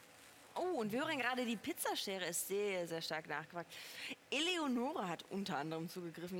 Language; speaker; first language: German; native; German